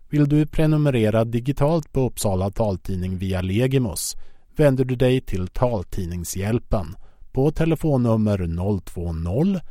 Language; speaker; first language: Swedish; native; Swedish